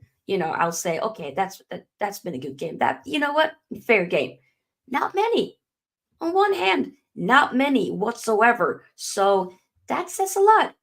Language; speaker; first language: English; native; English